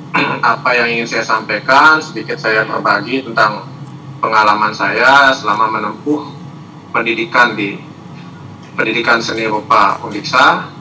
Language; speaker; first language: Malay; non-native, local second language; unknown